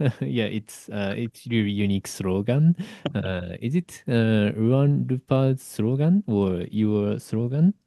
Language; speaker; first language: English; non-native, learner; Japanese